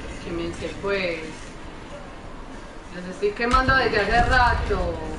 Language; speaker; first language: Spanish; native; Spanish